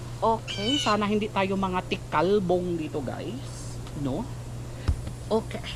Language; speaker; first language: Filipino; non-native, local second language; Cebuano